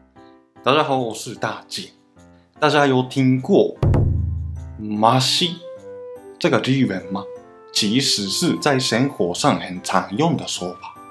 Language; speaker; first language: Chinese; non-native, fluent; Japanese